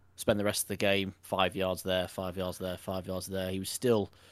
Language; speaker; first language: English; native; English